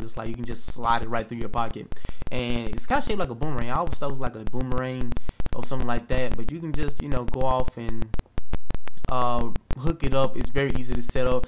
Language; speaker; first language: English; native; English